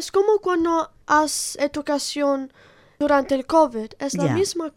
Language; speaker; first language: Spanish; non-native, learner; Italian